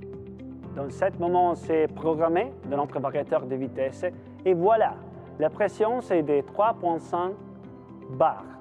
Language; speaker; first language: French; non-native, fluent; Italian